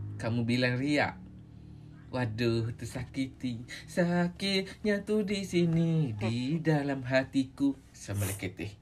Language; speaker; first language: Malay; native; Malay